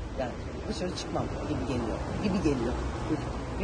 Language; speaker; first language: Turkish; native; Turkish